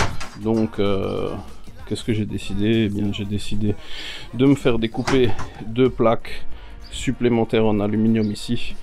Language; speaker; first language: French; native; French